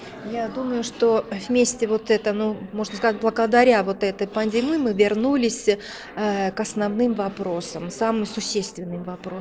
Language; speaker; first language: Russian; native; Russian